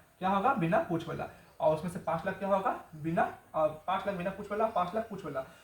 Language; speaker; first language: Hindi; native; Hindi